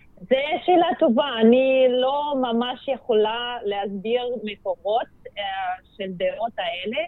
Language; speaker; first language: Hebrew; non-native, fluent; Russian